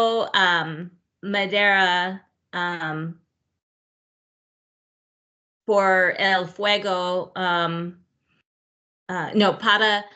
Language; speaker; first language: Spanish; non-native, learner; English